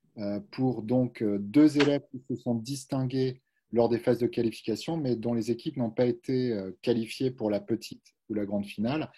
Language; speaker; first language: French; native; French